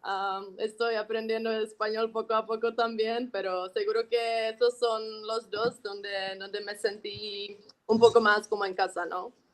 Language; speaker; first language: Spanish; non-native, fluent; Czech